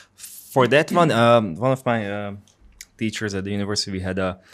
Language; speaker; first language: English; non-native, fluent; Hungarian